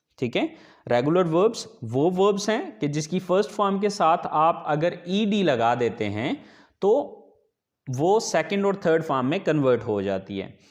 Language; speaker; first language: Urdu; native; Urdu